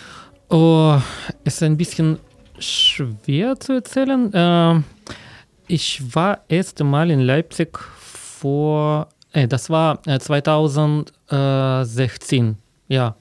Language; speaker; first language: German; non-native, fluent; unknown